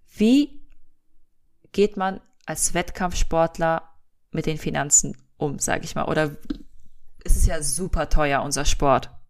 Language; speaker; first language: German; early bilingual, other home language; Russian